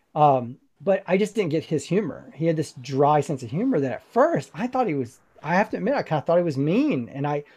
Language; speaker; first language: English; native; English